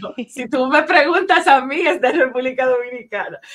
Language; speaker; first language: Spanish; native; Spanish